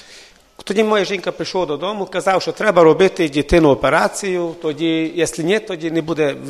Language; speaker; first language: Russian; non-native, local second language; Ukrainian